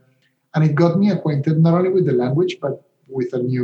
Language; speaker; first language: English; non-native, fluent; Spanish